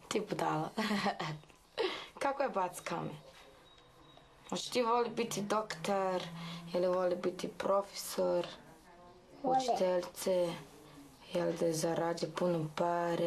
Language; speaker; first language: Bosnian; non-native, learner; Chinese